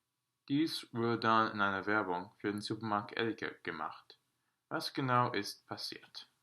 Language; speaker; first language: German; non-native, learner; English